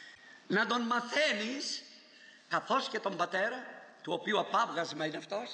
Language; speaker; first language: Greek; native; Greek